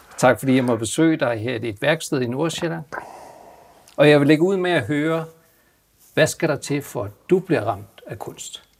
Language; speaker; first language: Danish; native; Danish